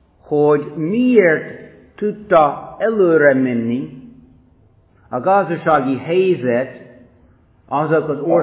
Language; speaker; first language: Hungarian; non-native, fluent; English